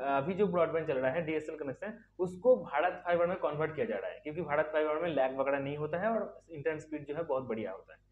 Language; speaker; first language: Hindi; native; Hindi